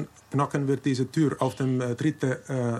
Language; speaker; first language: German; non-native, learner; Finnish